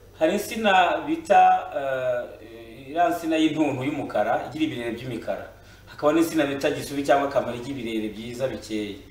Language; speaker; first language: Kinyarwanda; native; Kinyarwanda